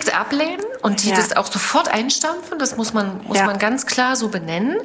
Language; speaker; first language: German; native; German